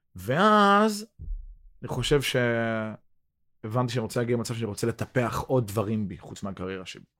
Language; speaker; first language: Hebrew; early bilingual, other home language; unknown